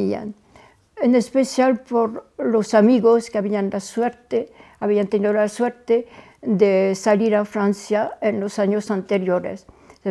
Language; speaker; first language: Spanish; non-native, fluent; French